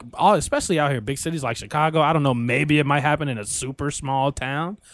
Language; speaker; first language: English; native; English